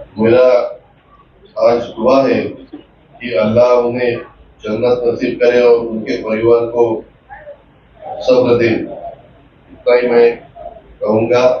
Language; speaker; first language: Hindi; non-native, local second language; Marathi